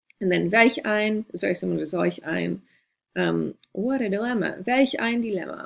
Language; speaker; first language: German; non-native, fluent; English